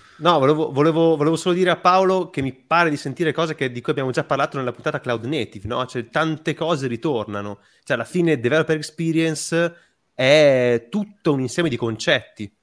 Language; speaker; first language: Italian; native; Italian